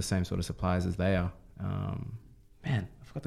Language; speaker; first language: English; native; English